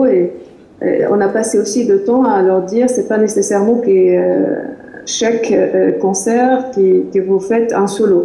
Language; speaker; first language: French; non-native, fluent; Arabic